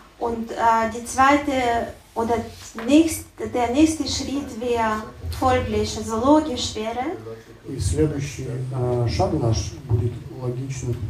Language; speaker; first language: German; non-native, learner; Russian